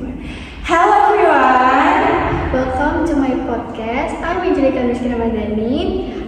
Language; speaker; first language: English; non-native, learner; Indonesian